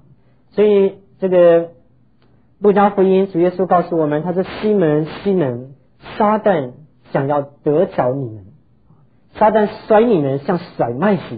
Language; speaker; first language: Chinese; native; Chinese